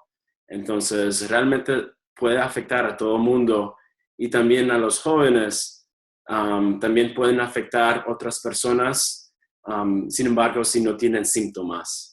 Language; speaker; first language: Spanish; early bilingual, heritage; Spanish